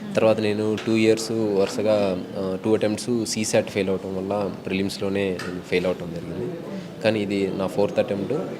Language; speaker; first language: Telugu; native; Telugu